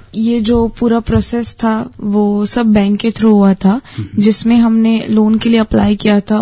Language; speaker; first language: Hindi; native; Hindi